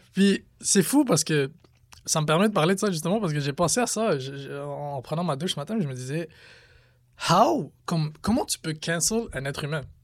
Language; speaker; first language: French; early bilingual, other home language; Arabic